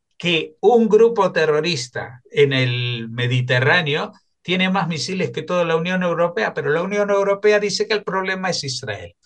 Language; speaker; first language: Spanish; native; Spanish